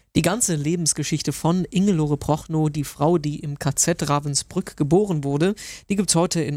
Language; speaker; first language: German; native; German